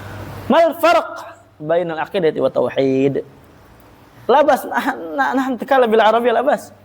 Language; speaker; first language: Arabic; non-native, fluent; Indonesian